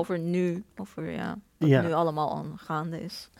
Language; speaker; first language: Dutch; non-native, fluent; Persian